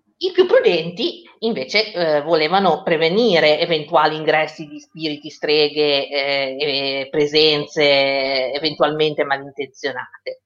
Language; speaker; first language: Italian; native; Italian